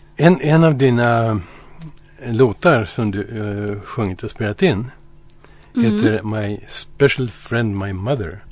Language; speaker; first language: Swedish; native; Swedish